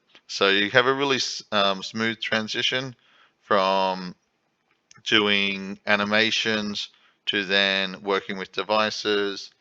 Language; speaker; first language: English; native; English